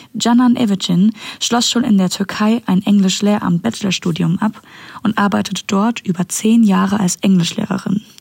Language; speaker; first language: German; native; German